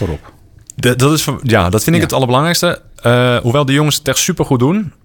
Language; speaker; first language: Dutch; native; Dutch